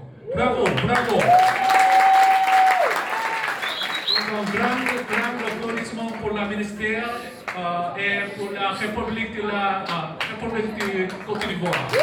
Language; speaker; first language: French; non-native, learner; Korean